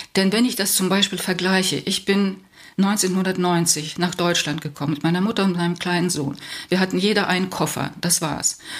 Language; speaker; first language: German; early bilingual, heritage; Plautdietsch